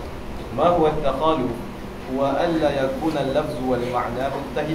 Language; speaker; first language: Arabic; non-native, learner; Malay